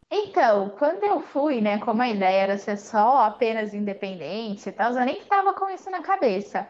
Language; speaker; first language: Portuguese; native; Portuguese